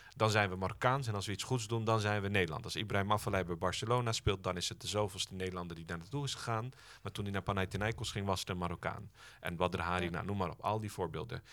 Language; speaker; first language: Dutch; early bilingual, other home language; Turkish